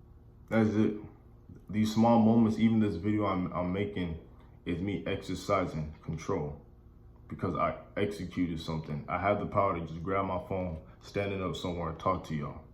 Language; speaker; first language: English; native; English